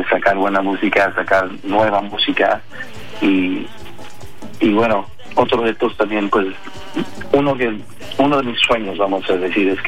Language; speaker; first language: Spanish; early bilingual, heritage; Spanish